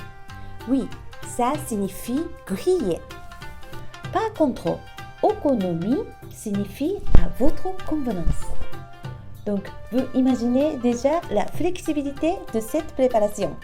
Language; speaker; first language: French; non-native, fluent; Japanese